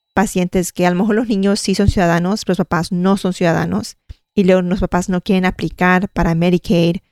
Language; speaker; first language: Spanish; early bilingual, heritage; English